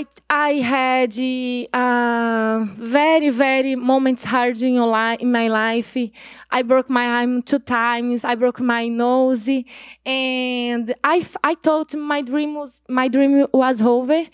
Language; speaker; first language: English; non-native, learner; Portuguese